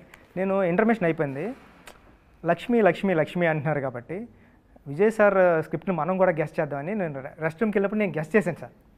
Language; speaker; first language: Telugu; native; Telugu